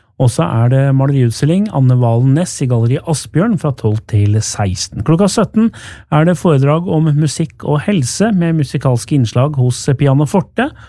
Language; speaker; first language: Norwegian; native; Norwegian